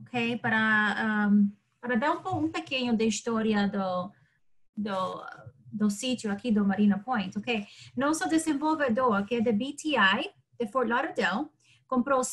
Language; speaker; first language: Portuguese; non-native, learner; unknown